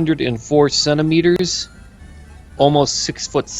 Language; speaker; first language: English; native; English